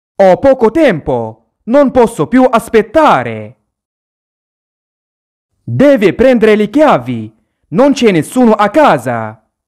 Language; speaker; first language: Italian; non-native, fluent; Arabic